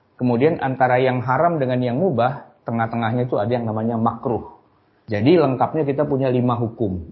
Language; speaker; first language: Indonesian; native; Indonesian